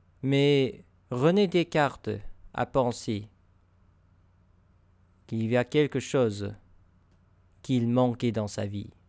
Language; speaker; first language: French; non-native, learner; English